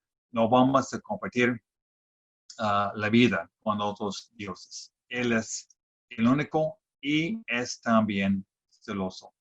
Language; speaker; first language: Spanish; non-native, fluent; English